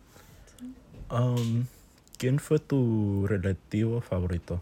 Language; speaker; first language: Spanish; early bilingual, heritage; Spanish